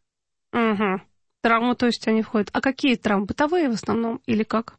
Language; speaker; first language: Russian; native; Russian